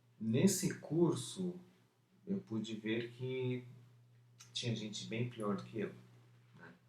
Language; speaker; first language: Portuguese; early bilingual, other home language; Spanish